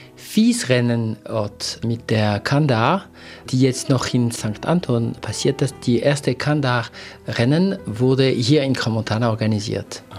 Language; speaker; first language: German; non-native, local second language; French